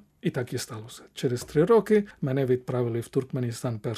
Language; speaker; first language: Ukrainian; non-native, fluent; Spanish